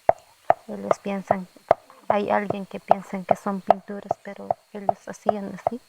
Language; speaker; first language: Spanish; non-native, local second language; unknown